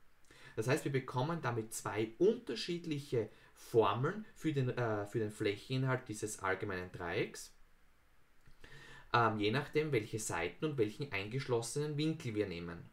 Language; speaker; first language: German; native; German